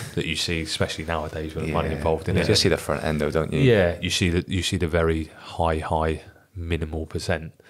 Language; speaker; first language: English; native; English